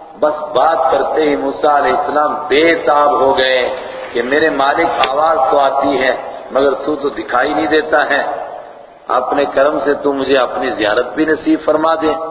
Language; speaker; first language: Urdu; non-native, local second language; Kashmiri